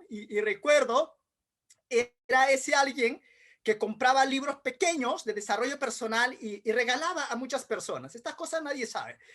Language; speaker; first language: Spanish; non-native, local second language; Quechua